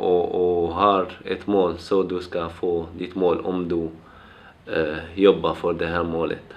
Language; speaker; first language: Swedish; non-native, fluent; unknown